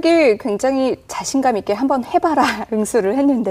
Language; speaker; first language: Korean; native; Korean